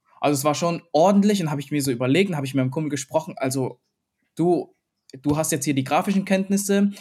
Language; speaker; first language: German; early bilingual, other home language; Vietnamese